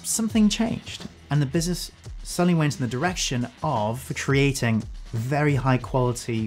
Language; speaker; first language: English; native; English